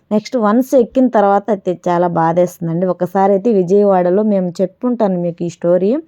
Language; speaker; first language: Telugu; native; Telugu